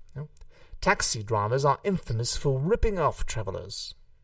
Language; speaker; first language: English; non-native, fluent; Hungarian